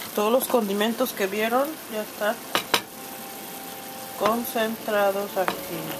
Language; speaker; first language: Spanish; native; Spanish